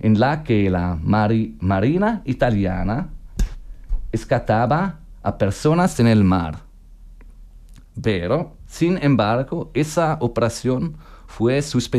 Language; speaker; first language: Spanish; non-native, learner; German